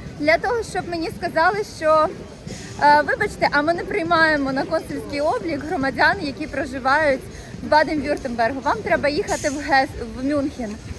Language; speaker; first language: Ukrainian; native; Ukrainian